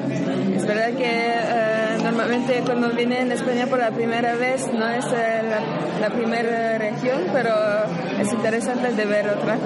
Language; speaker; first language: Spanish; non-native, learner; French